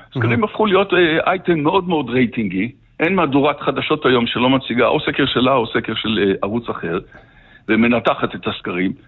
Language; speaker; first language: Hebrew; native; Hebrew